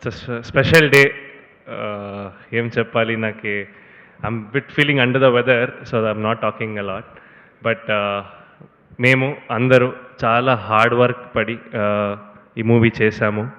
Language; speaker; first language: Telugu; non-native, learner; Kannada